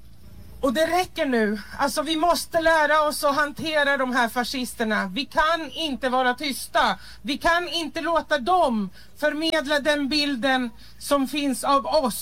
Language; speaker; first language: Swedish; early bilingual, other home language; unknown